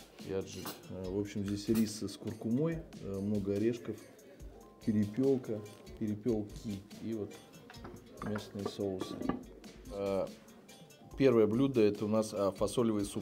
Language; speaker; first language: Russian; native; Russian